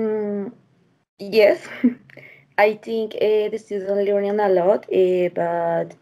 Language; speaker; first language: English; non-native, learner; Spanish